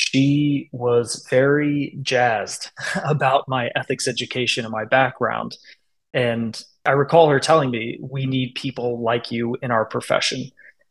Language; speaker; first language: English; native; English